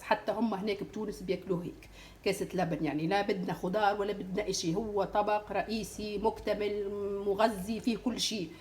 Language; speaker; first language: Arabic; native; Arabic